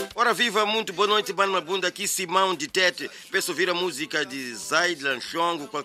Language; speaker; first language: Portuguese; native; Portuguese